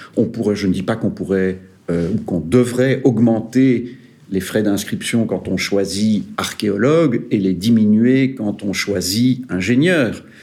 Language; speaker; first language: French; native; French